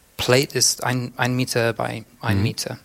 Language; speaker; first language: German; non-native, learner; English